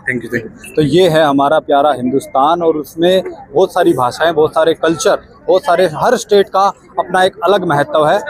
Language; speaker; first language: Hindi; native; Hindi